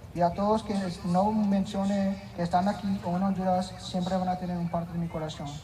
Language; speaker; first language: Spanish; early bilingual, heritage; Spanish